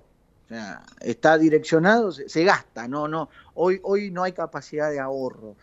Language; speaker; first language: Spanish; native; Spanish